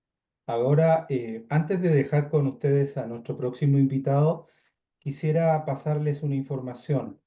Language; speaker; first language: Spanish; native; Spanish